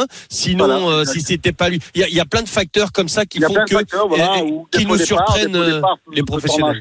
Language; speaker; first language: French; native; French